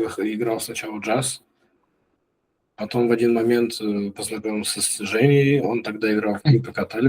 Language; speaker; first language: Russian; native; Russian